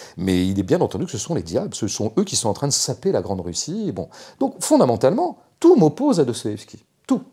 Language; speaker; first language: French; native; French